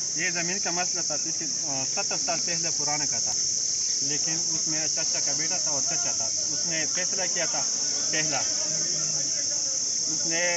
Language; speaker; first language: Urdu; non-native, local second language; Pashto